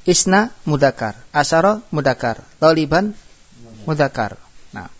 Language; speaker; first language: Arabic; non-native, fluent; Indonesian